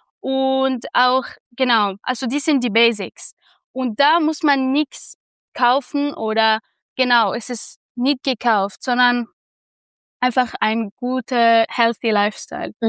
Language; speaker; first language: German; non-native, fluent; Arabic